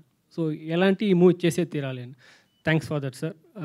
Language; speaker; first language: Telugu; non-native, local second language; Tamil